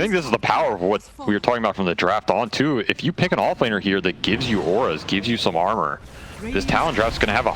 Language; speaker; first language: English; native; English